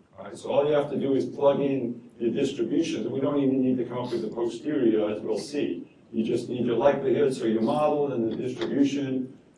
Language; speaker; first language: English; native; English